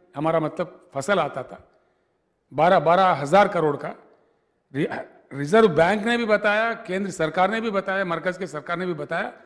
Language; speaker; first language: Hindi; non-native, local second language; Telugu